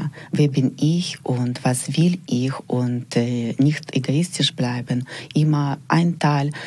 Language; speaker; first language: German; non-native, fluent; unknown